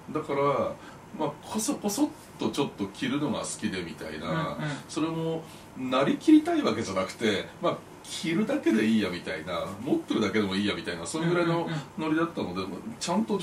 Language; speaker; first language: Japanese; native; Japanese